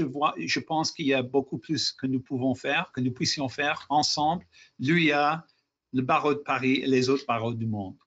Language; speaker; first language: French; non-native, fluent; English